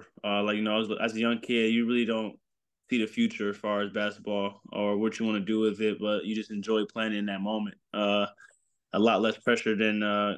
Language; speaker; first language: English; native; English